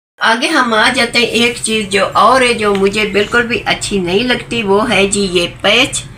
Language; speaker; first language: Urdu; non-native, local second language; Punjabi